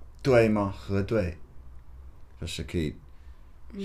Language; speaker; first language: Chinese; non-native, learner; English